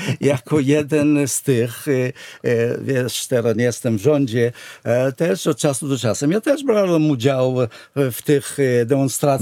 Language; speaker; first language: Polish; non-native, fluent; Hebrew